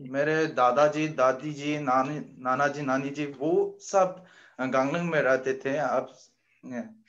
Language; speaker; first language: Hindi; non-native, learner; Korean